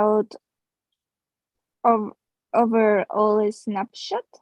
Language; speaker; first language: English; non-native, learner; Spanish